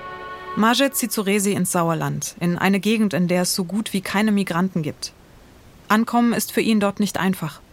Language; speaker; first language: German; native; German